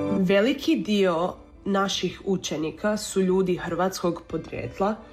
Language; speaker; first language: Croatian; early bilingual, heritage; Croatian